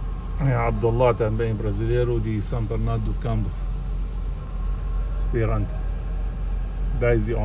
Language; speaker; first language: Portuguese; non-native, local second language; Arabic